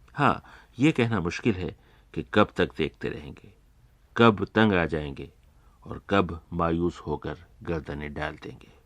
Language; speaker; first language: Urdu; native; Urdu